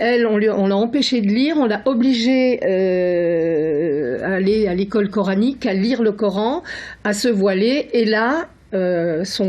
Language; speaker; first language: French; native; French